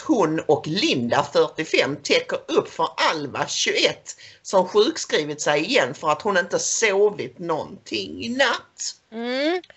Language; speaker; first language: Swedish; native; Swedish